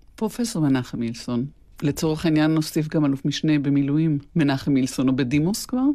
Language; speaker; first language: Hebrew; native; Hebrew